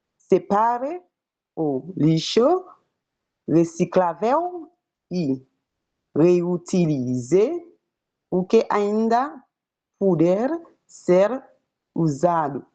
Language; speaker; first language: Portuguese; non-native, learner; Haitian Creole